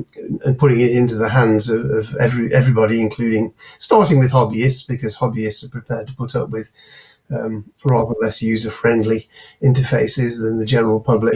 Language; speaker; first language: English; native; English